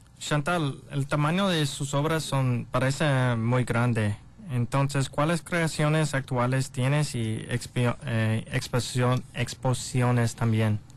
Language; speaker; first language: Spanish; non-native, learner; English